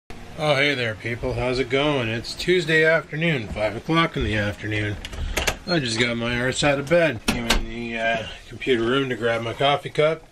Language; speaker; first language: English; native; English